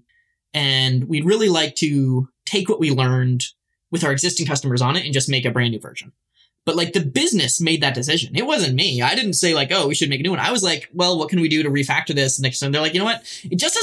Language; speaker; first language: English; native; English